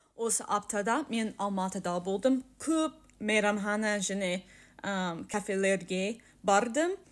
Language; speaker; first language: Kazakh; non-native, learner; English